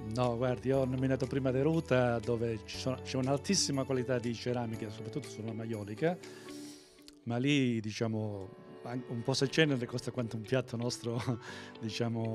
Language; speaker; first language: Italian; native; Italian